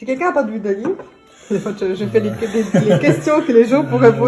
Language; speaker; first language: French; native; French